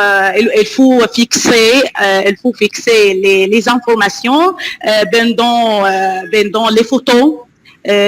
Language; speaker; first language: French; non-native, learner; Arabic